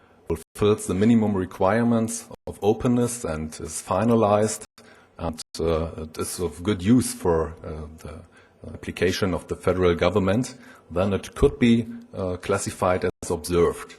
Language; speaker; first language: English; non-native, fluent; German